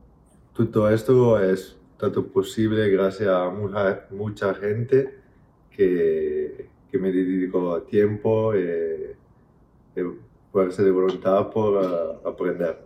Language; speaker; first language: Spanish; non-native, fluent; Italian